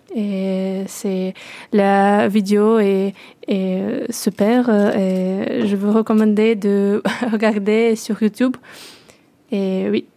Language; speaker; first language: French; non-native, learner; Russian